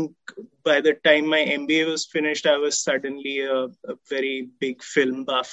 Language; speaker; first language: English; non-native, local second language; Hindi